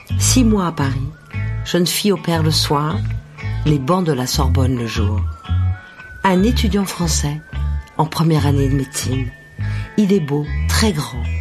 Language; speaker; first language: French; native; French